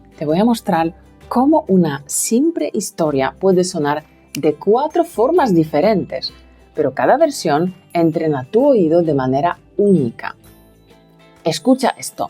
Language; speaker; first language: Spanish; non-native, fluent; Polish